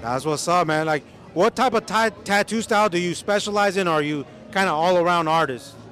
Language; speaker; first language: English; early bilingual, other home language; Spanish